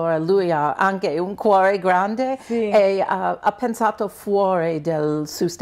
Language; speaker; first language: Italian; non-native, fluent; English